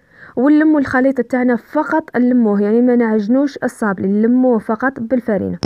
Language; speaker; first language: Arabic; native; Arabic